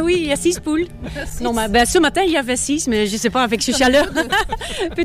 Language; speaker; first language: French; non-native, fluent; Dutch